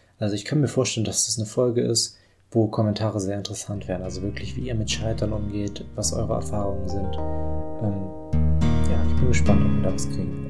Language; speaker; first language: German; native; German